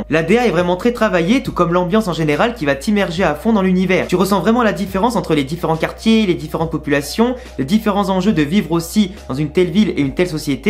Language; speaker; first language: French; native; French